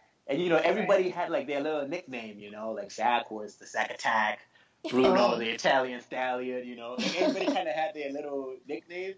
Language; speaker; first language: English; non-native, local second language; Shona